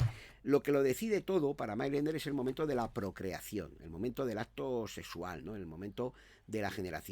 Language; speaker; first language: Spanish; native; Spanish